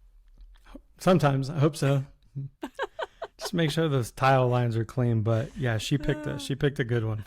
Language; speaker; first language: English; native; English